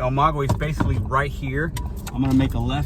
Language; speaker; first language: English; native; English